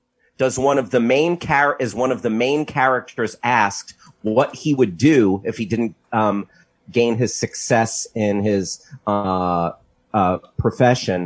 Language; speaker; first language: English; native; English